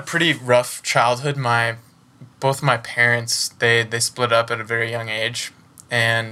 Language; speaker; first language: English; native; English